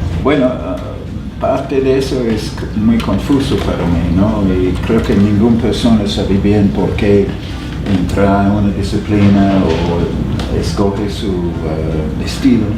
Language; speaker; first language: Spanish; non-native, fluent; English